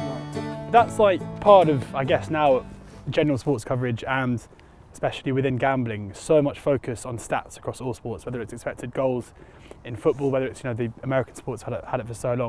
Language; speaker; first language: English; native; English